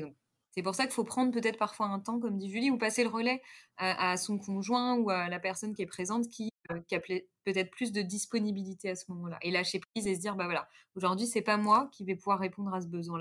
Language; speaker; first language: French; native; French